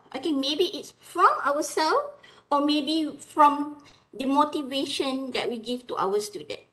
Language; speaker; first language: English; non-native, local second language; Malay